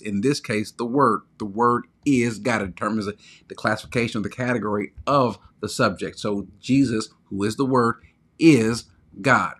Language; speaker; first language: English; native; English